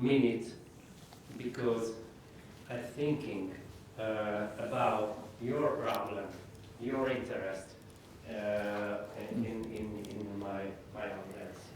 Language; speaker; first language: English; non-native, learner; Hungarian